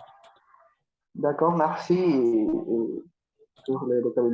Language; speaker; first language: French; non-native, learner; Spanish